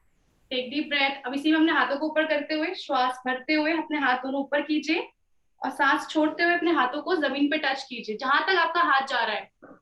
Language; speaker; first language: Hindi; native; Hindi